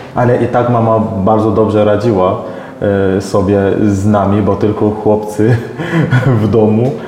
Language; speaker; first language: Polish; non-native, fluent; French